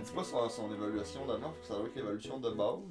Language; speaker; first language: French; native; French